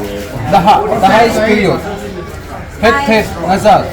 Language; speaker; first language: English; non-native, learner; Sinhala